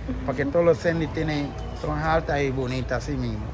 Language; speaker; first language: Spanish; non-native, learner; English